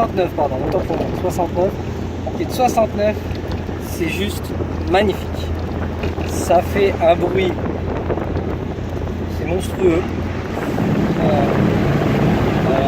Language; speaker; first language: French; native; French